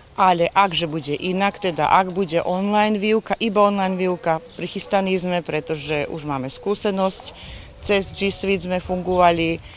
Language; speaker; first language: Slovak; native; Slovak